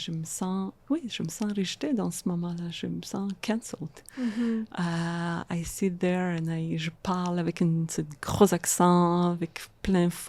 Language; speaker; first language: French; non-native, fluent; Russian